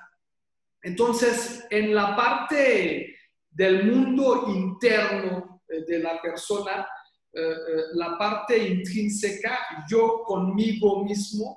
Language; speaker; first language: Spanish; non-native, fluent; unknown